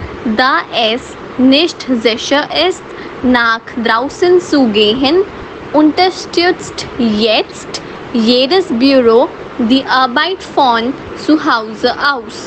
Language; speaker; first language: German; non-native, fluent; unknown